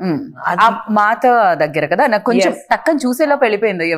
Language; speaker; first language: Telugu; native; Telugu